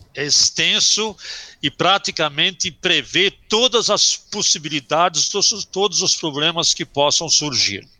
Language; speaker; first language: Portuguese; early bilingual, other home language; German